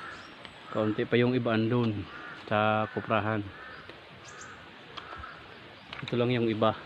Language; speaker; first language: Filipino; non-native, local second language; Bikol